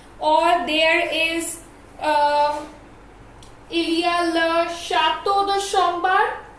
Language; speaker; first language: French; non-native, learner; Hindi